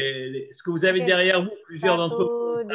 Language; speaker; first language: French; native; French